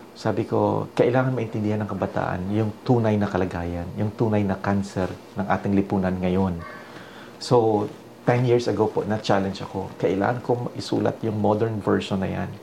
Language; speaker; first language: Filipino; non-native, local second language; Hiligaynon